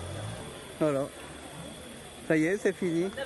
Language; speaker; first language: French; native; French